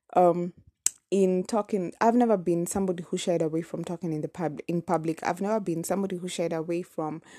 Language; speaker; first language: English; non-native, local second language; Kamba